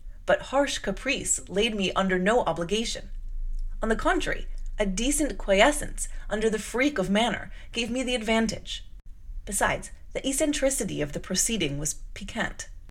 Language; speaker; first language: English; native; English